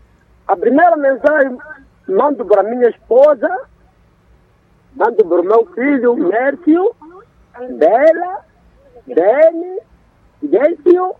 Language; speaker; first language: Portuguese; non-native, local second language; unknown